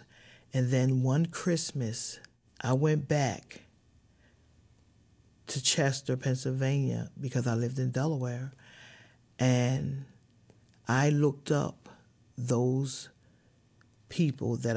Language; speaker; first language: English; native; English